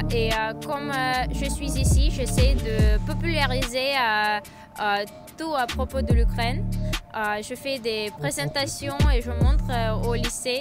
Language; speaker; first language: French; non-native, fluent; Ukrainian